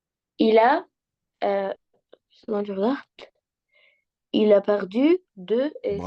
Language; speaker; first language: French; non-native, learner; Arabic